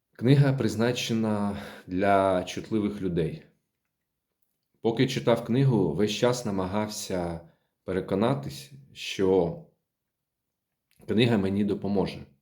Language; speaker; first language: Ukrainian; native; Ukrainian